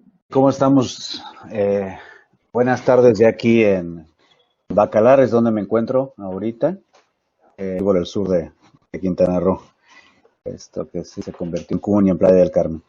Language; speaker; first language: Spanish; native; Spanish